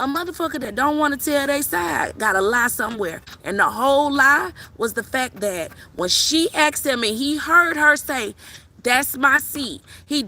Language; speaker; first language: English; native; English